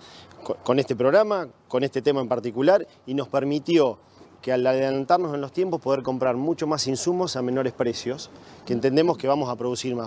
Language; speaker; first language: Spanish; native; Spanish